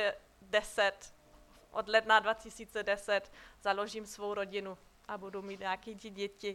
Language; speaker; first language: Czech; non-native, fluent; German